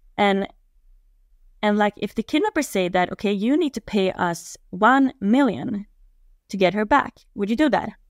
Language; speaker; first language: English; non-native, fluent; Swedish